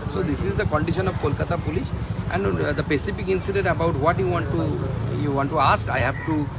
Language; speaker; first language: English; non-native, local second language; Bangla